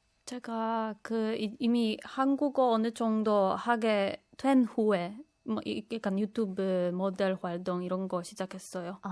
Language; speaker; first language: Korean; non-native, fluent; Polish